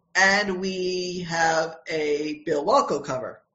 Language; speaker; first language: English; native; English